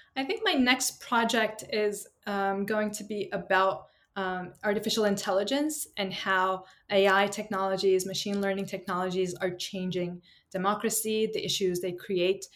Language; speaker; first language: English; non-native, fluent; Turkish